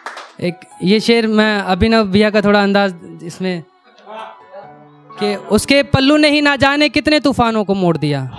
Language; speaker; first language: Hindi; native; Hindi